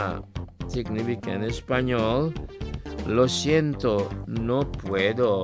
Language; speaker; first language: Spanish; non-native, fluent; Indonesian